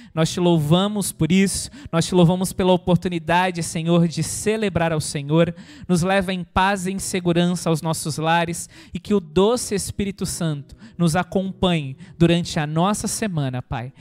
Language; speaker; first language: Portuguese; native; Portuguese